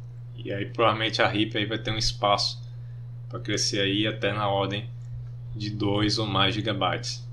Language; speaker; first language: Portuguese; native; Portuguese